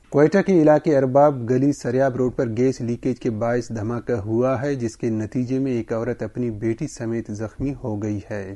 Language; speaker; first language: Urdu; non-native, local second language; Baluchi